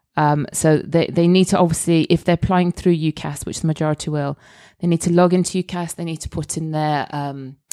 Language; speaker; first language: English; native; English